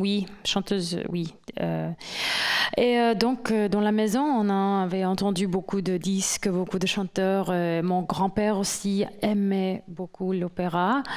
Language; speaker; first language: French; non-native, fluent; English